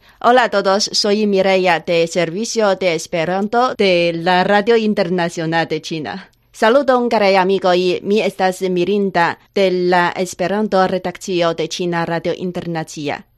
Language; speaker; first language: Spanish; non-native, learner; Chinese